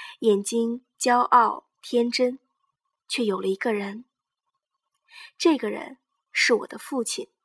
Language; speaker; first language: Chinese; native; Chinese